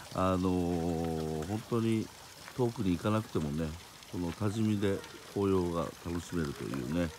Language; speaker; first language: Japanese; native; Japanese